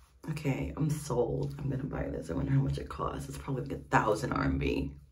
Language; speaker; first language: English; native; English